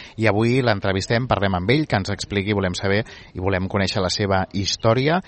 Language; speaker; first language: Catalan; native; Catalan